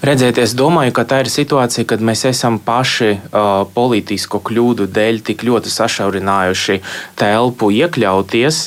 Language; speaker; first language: Latvian; non-native, local second language; Russian